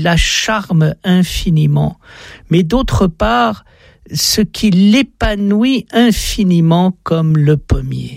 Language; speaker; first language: French; native; French